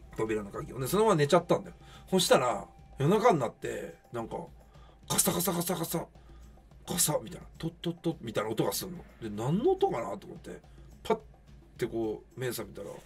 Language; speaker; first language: Japanese; native; Japanese